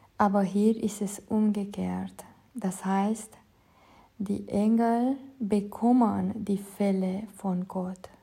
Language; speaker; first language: German; non-native, fluent; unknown